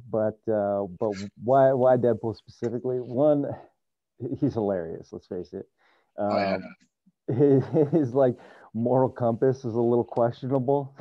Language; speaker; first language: English; native; English